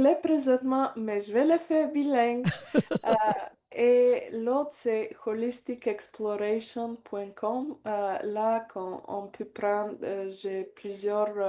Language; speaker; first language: French; non-native, learner; Bulgarian